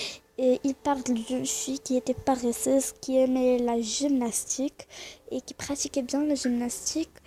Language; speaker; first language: French; non-native, learner; Arabic